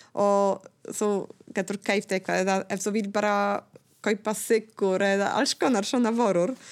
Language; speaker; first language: Icelandic; non-native, fluent; Polish